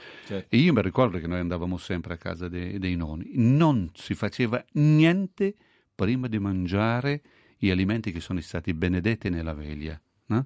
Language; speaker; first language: Italian; non-native, fluent; Portuguese